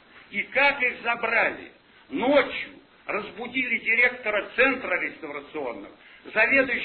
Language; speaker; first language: Russian; native; Russian